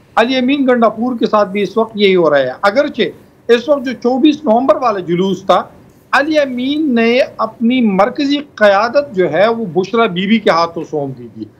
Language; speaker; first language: Urdu; non-native, local second language; Pashto